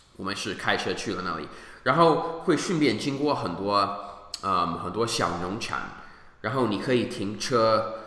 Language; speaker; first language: Chinese; non-native, fluent; English